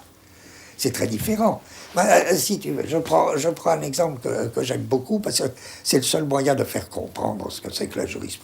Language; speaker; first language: French; native; French